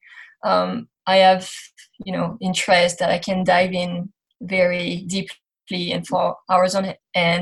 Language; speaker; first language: English; non-native, fluent; French